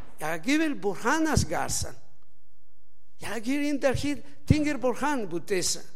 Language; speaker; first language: Mongolian; non-native, learner; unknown